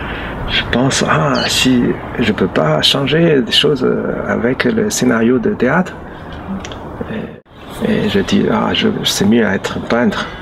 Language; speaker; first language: French; non-native, learner; Chinese